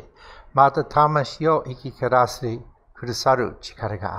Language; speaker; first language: Japanese; non-native, fluent; English